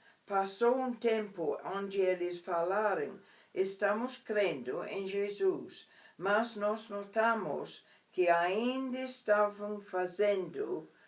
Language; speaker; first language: Portuguese; non-native, fluent; English